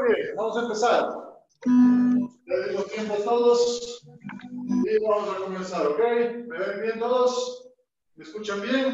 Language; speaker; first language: Spanish; native; Spanish